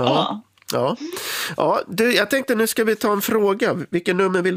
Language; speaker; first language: Swedish; native; Swedish